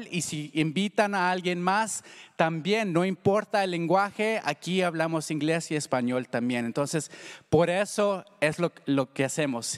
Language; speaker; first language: Spanish; early bilingual, heritage; Spanish